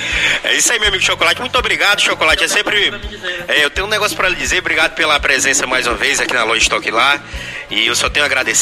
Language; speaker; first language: Portuguese; native; Portuguese